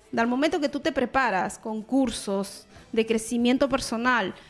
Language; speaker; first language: Spanish; native; Spanish